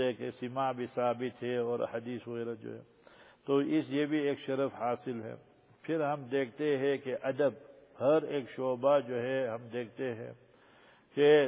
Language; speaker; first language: Urdu; non-native, local second language; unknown